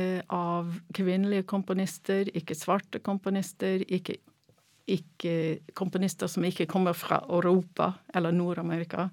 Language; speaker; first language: Norwegian; non-native, fluent; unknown